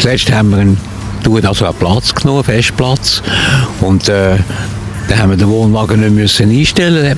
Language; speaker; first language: German; native; German